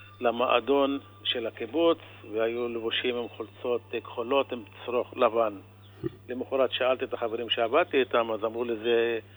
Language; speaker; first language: Hebrew; non-native, local second language; Arabic